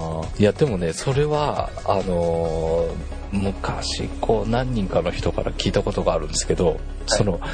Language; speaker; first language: Japanese; native; Japanese